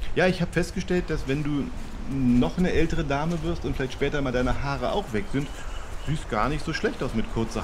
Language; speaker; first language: German; native; German